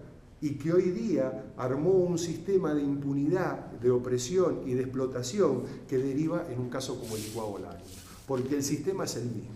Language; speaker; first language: Spanish; native; Spanish